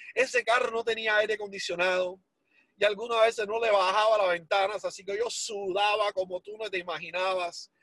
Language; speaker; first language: Spanish; early bilingual, heritage; Spanish